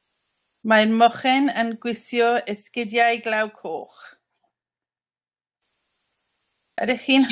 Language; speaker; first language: Welsh; non-native, learner; English